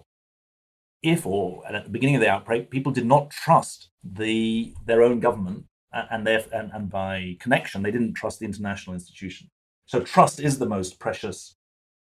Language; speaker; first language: English; native; English